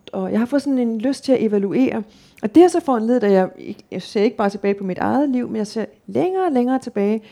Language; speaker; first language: Danish; native; Danish